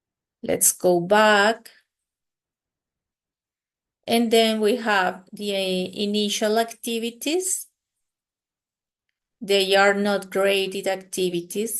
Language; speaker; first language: English; non-native, fluent; Spanish